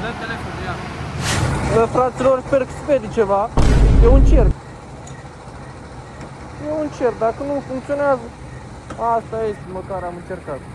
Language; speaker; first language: Romanian; native; Romanian